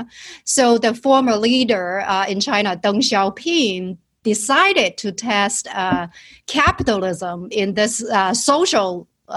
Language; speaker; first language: English; non-native, fluent; Chinese